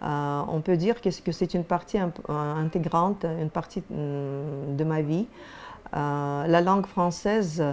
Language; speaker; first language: French; non-native, fluent; Russian